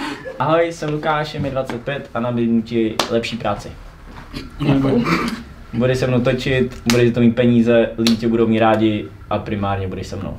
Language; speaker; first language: Czech; native; Czech